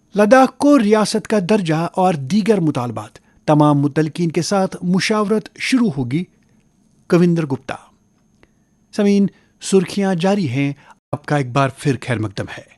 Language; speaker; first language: Urdu; non-native, local second language; Kashmiri